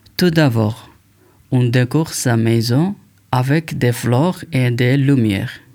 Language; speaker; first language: French; non-native, learner; Bangla